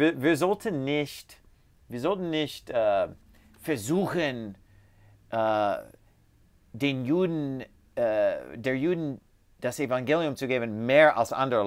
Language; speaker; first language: German; non-native, fluent; English